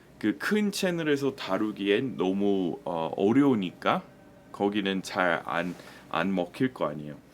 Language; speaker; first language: Korean; non-native, fluent; English